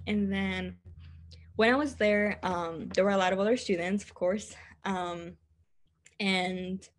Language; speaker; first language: English; non-native, fluent; Spanish